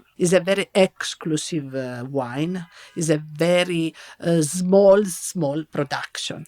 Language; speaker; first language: English; non-native, learner; Italian